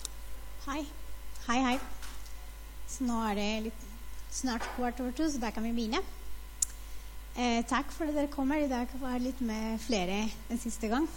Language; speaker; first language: Norwegian; non-native, fluent; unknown